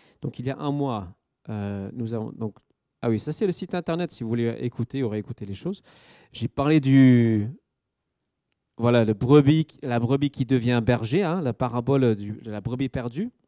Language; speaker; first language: French; native; French